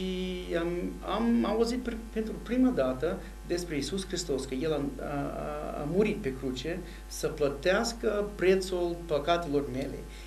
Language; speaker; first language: Romanian; non-native, fluent; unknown